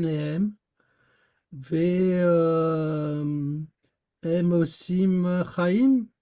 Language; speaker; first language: Hebrew; non-native, learner; French